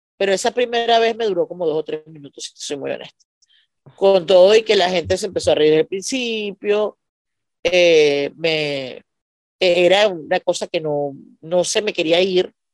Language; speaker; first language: Spanish; native; Spanish